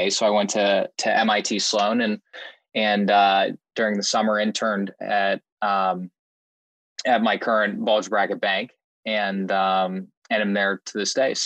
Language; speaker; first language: English; native; English